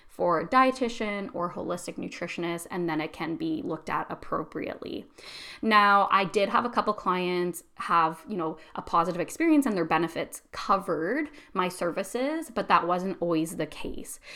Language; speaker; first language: English; native; English